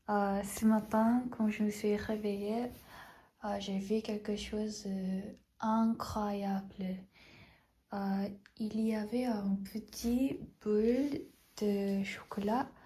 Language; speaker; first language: French; non-native, fluent; Korean